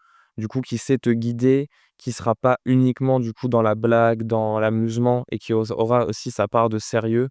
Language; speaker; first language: French; native; French